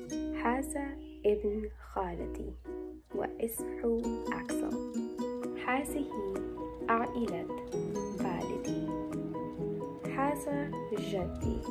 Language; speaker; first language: Arabic; non-native, learner; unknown